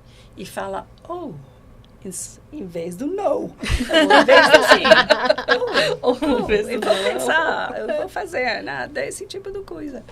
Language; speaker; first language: Portuguese; non-native, learner; English